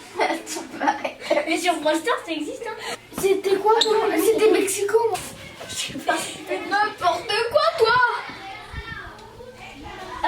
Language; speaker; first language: French; native; French